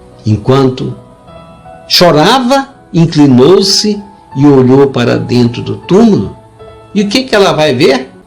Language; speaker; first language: Portuguese; native; Portuguese